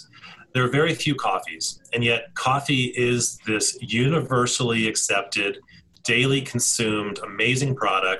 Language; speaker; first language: English; native; English